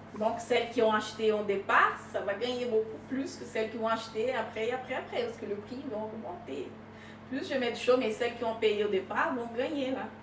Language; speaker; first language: French; non-native, fluent; Portuguese